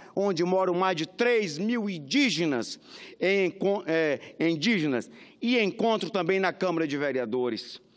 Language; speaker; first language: Portuguese; native; Portuguese